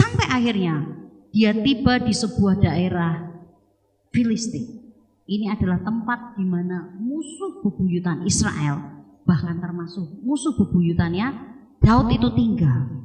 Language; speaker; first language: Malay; non-native, local second language; Javanese